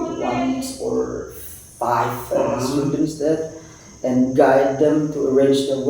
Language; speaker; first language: English; non-native, fluent; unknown